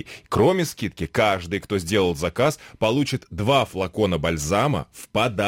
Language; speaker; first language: Russian; native; Russian